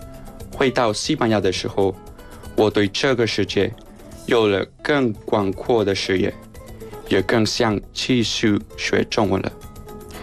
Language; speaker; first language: Chinese; non-native, fluent; Spanish